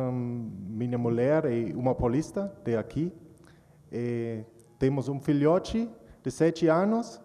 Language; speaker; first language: Portuguese; non-native, learner; German